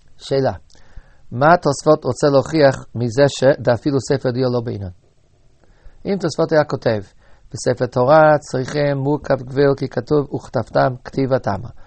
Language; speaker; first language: Hebrew; native; Hebrew